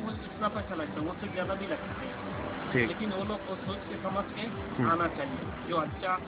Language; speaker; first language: Hindi; non-native, learner; Bangla